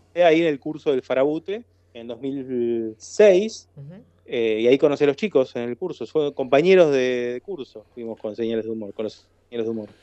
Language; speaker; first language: Spanish; native; Spanish